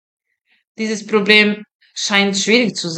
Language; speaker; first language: German; non-native, fluent; Serbian